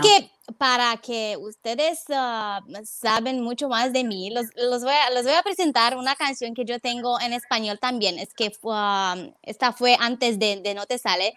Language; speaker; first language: Spanish; non-native, fluent; Romanian